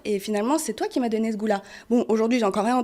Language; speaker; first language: French; early bilingual, other home language; Portuguese